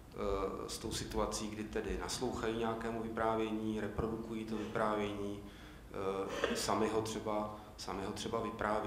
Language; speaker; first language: Czech; native; Czech